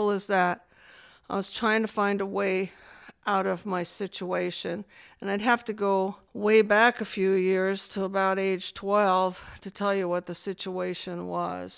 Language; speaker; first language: English; native; English